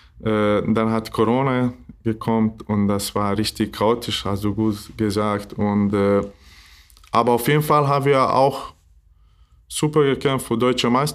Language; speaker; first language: German; non-native, learner; Bosnian